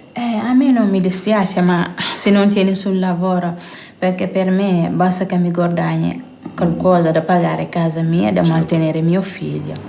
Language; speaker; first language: Italian; non-native, learner; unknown